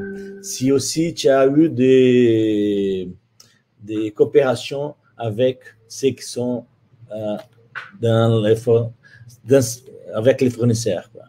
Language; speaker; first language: French; non-native, fluent; Portuguese